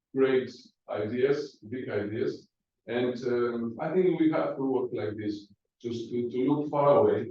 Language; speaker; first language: English; non-native, learner; Greek